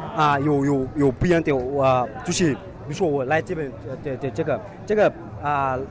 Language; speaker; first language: Chinese; non-native, fluent; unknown